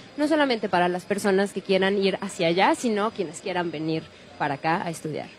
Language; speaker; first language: Spanish; native; Spanish